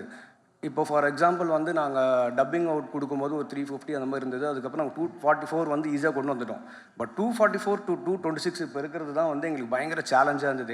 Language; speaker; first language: Tamil; native; Tamil